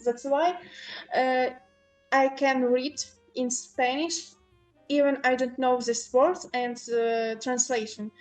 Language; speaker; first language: English; non-native, local second language; Ukrainian